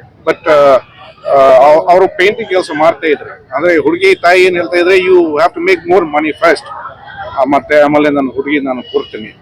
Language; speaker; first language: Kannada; non-native, fluent; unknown